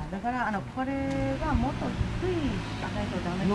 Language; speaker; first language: Japanese; non-native, learner; English